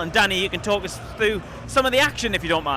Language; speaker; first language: English; native; English